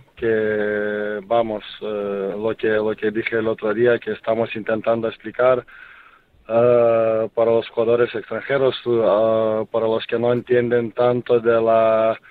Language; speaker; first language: Spanish; non-native, fluent; Lithuanian